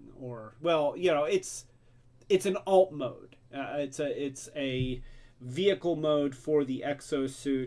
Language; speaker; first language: English; native; English